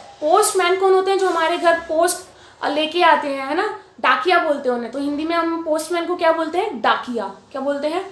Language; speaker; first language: Hindi; native; Hindi